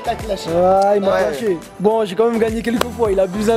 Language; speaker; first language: French; native; French